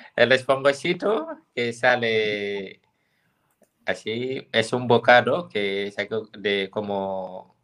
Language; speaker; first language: Spanish; non-native, fluent; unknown